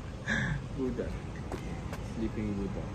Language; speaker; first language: English; non-native, local second language; Cebuano